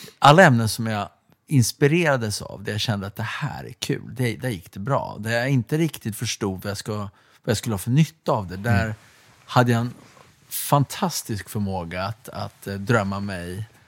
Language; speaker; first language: Swedish; native; Swedish